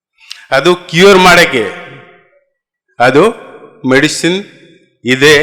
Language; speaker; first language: Kannada; non-native, local second language; Odia